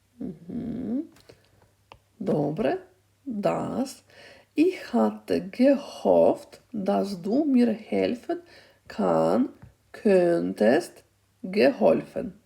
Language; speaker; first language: German; non-native, fluent; Ukrainian